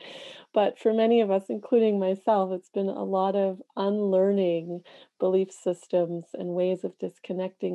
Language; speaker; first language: English; native; English